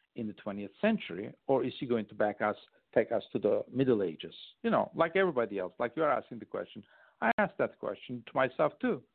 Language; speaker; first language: English; non-native, fluent; Turkish